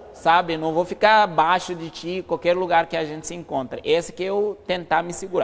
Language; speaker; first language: Portuguese; non-native, fluent; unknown